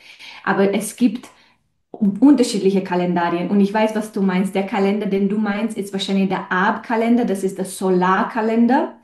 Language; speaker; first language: German; non-native, fluent; Romanian